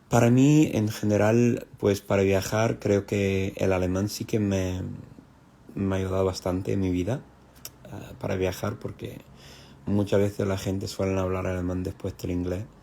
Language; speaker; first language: Spanish; non-native, fluent; English